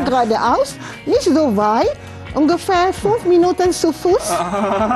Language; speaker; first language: German; non-native, fluent; Malay